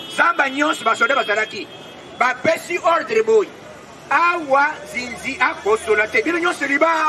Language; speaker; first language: Lingala; native; Lingala